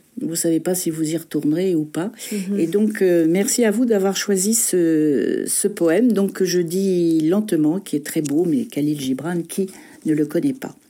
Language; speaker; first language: French; native; French